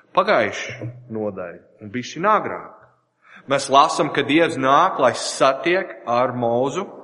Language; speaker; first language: Latvian; non-native, learner; English